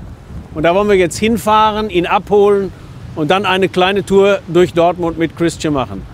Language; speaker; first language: German; native; German